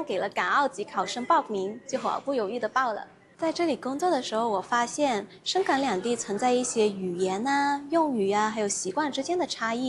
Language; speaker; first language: Chinese; non-native, local second language; Cantonese